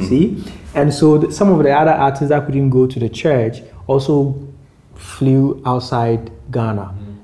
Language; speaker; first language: English; non-native, local second language; Akan